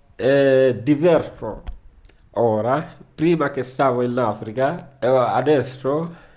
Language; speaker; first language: Italian; non-native, learner; Wolof